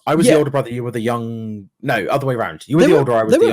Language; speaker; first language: English; native; English